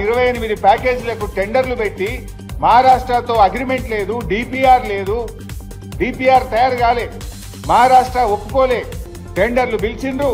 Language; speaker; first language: Telugu; native; Telugu